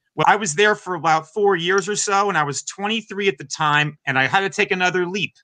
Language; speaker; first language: English; native; English